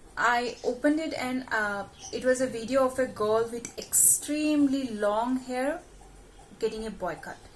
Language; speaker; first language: English; non-native, local second language; Hindi